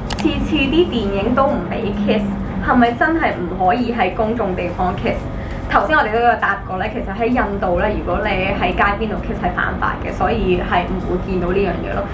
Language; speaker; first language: Cantonese; early bilingual, other home language; Hindi